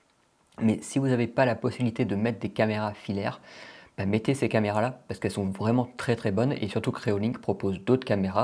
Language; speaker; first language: French; native; French